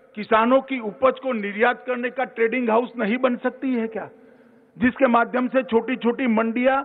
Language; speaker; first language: Hindi; non-native, local second language; Gujarati